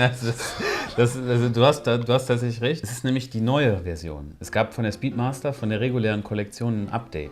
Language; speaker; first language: German; native; German